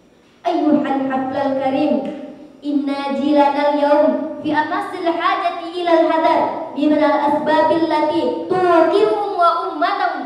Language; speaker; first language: Arabic; non-native, learner; Indonesian